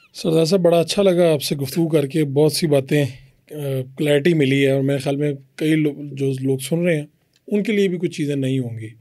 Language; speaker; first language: Urdu; non-native, local second language; Punjabi